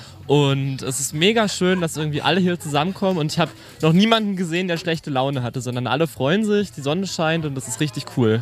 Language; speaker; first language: German; native; German